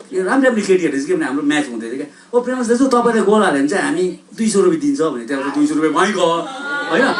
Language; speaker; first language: Nepali; native; Nepali